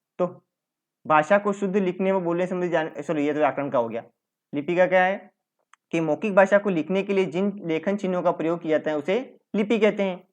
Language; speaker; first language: Hindi; native; Hindi